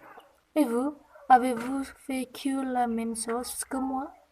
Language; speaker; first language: French; non-native, learner; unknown